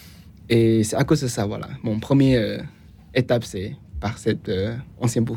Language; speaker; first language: French; non-native, fluent; Chinese